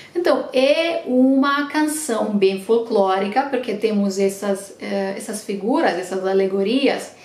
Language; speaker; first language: Portuguese; non-native, fluent; Romanian